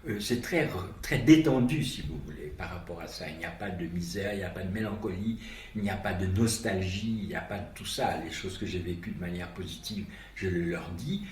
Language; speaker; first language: French; non-native, local second language; Haitian Creole